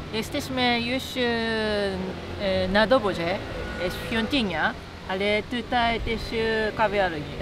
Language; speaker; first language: Polish; non-native, learner; Japanese